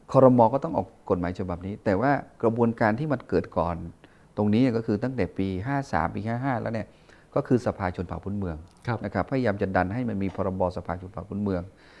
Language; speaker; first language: Thai; non-native, local second language; Karen languages